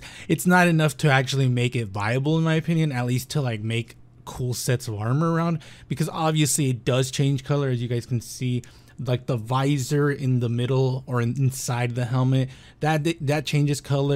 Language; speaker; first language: English; native; English